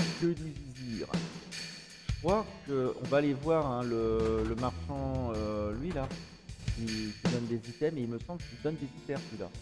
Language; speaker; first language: French; native; French